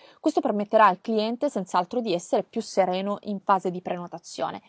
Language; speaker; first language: Italian; native; Italian